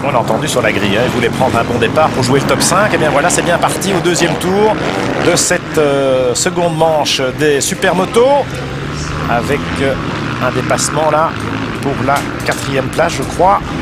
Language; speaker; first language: French; native; French